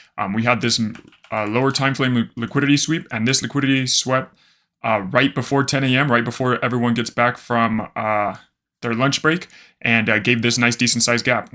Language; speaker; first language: English; native; English